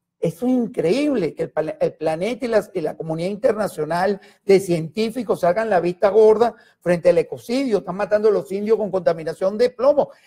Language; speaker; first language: Spanish; native; Spanish